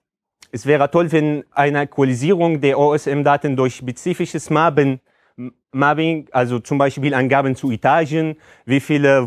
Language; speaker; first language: German; non-native, fluent; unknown